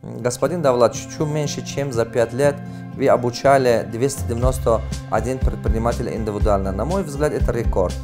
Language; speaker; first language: Russian; non-native, fluent; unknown